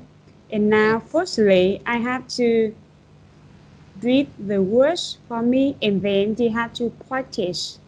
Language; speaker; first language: English; non-native, fluent; Vietnamese